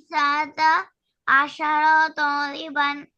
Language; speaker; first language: Arabic; non-native, learner; Bangla